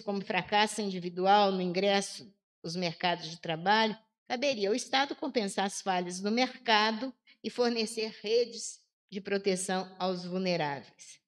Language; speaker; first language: Portuguese; native; Portuguese